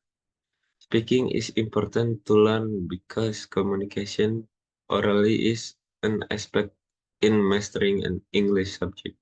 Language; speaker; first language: English; non-native, learner; Indonesian